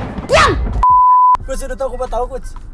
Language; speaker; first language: Indonesian; native; Indonesian